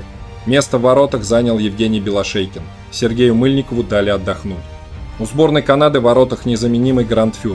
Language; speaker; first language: Russian; native; Russian